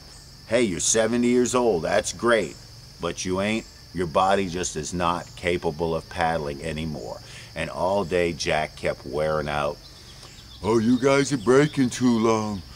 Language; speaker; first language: English; native; English